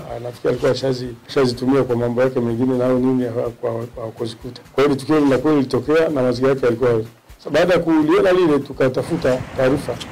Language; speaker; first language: Swahili; native; Swahili